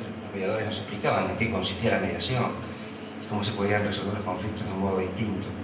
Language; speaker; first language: Spanish; native; Spanish